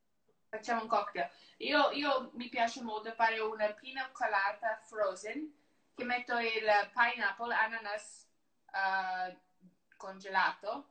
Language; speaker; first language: Italian; non-native, learner; English